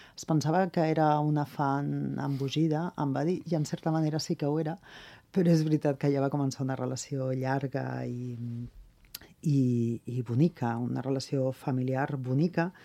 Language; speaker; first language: Catalan; non-native, local second language; Spanish